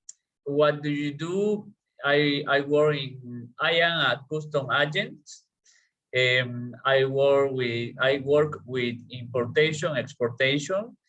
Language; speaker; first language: English; non-native, learner; Spanish